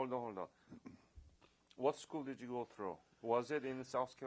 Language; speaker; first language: English; non-native, fluent; Korean